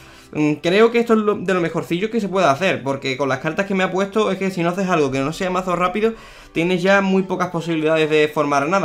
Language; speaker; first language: Spanish; native; Spanish